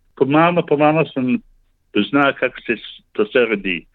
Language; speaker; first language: Slovenian; early bilingual, heritage; Slovenian